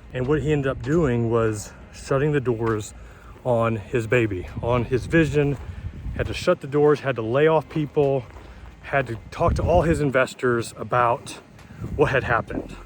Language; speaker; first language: English; native; English